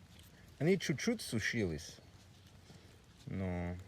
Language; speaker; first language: Russian; non-native, learner; English